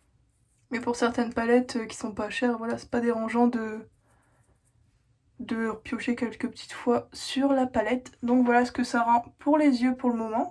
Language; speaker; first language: French; native; French